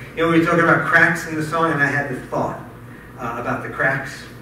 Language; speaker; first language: English; native; English